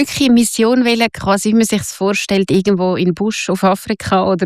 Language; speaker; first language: German; native; German